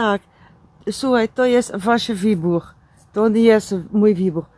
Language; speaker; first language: Polish; non-native, learner; Dutch